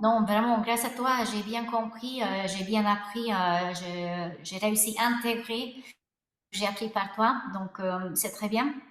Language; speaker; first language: French; non-native, fluent; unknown